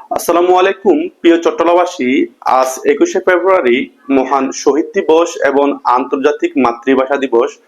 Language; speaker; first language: Bangla; non-native, local second language; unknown